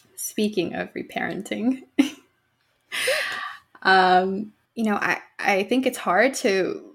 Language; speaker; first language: English; native; English